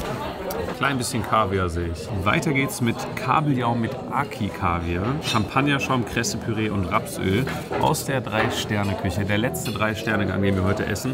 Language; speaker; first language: German; native; German